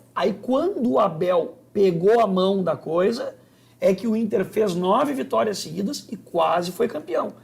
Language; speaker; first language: Portuguese; native; Portuguese